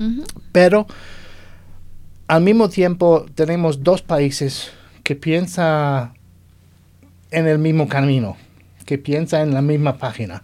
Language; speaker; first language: Spanish; non-native, fluent; English